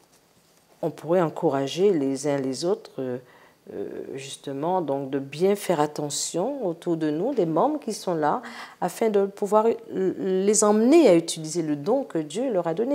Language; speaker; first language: French; native; French